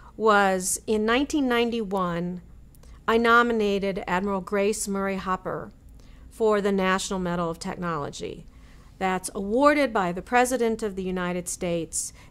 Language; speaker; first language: English; native; English